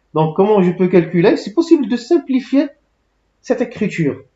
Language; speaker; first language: French; non-native, local second language; Arabic